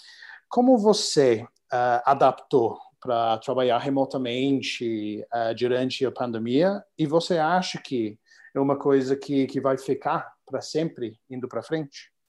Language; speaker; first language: Portuguese; non-native, learner; English